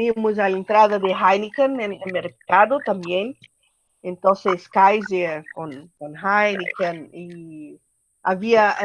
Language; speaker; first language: Portuguese; non-native, learner; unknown